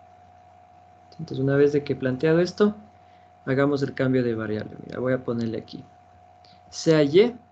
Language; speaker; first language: Spanish; native; Spanish